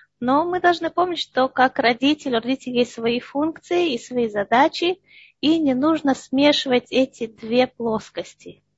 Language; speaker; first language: Russian; early bilingual, heritage; Russian